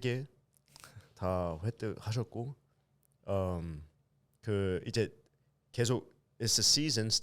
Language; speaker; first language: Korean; early bilingual, heritage; English